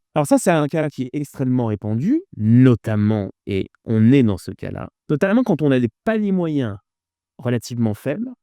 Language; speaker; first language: French; native; French